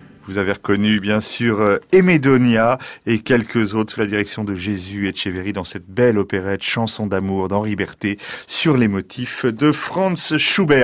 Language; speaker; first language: French; native; French